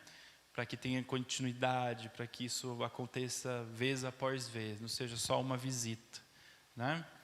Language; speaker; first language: Portuguese; native; Portuguese